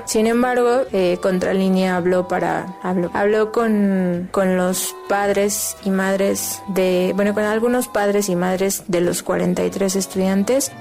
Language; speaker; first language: Spanish; native; Spanish